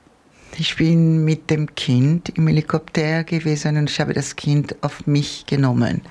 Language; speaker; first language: German; non-native, fluent; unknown